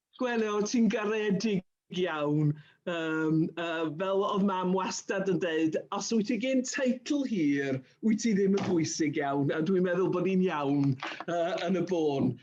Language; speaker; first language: Welsh; native; Welsh